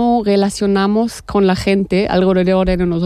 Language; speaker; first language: Spanish; non-native, fluent; German